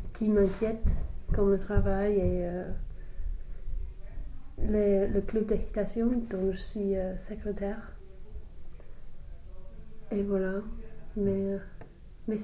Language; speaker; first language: French; non-native, fluent; English